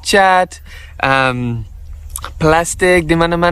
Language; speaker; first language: Indonesian; non-native, learner; English